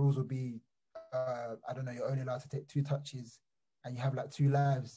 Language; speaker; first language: English; native; English